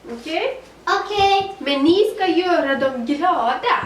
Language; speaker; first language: Swedish; non-native, fluent; Uzbek